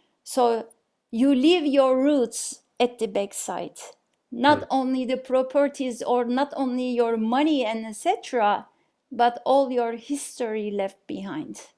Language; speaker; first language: English; non-native, fluent; Turkish